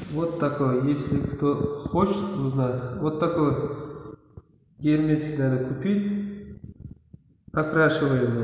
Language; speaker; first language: Russian; non-native, learner; Uzbek